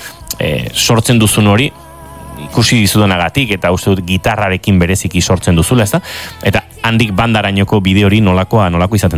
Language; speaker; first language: Basque; native; Basque